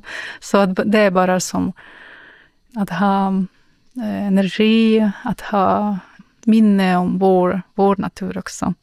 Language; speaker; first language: Swedish; non-native, learner; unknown